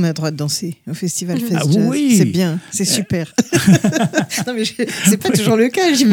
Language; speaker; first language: French; native; French